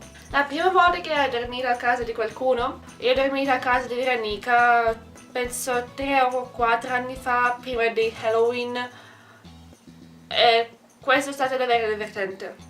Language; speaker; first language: Italian; non-native, learner; Russian